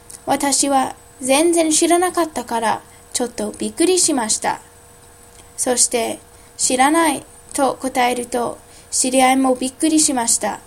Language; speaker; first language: Japanese; non-native, learner; English